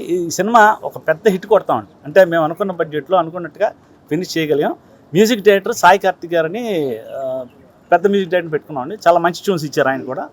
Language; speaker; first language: Telugu; native; Telugu